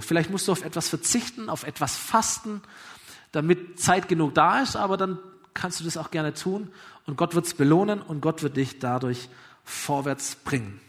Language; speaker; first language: German; native; German